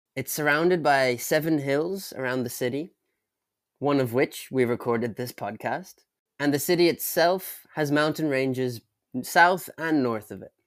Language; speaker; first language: English; native; English